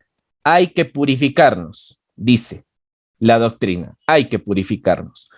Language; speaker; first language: Spanish; native; Spanish